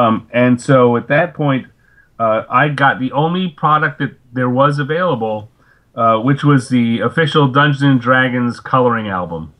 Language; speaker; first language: English; native; English